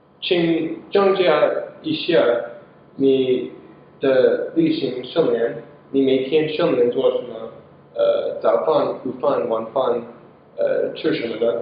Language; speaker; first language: Chinese; non-native, learner; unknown